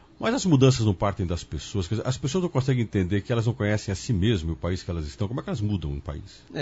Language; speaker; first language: Portuguese; native; Portuguese